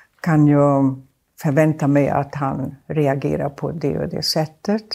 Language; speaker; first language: Swedish; non-native, fluent; German